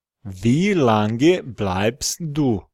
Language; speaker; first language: German; non-native, fluent; Serbian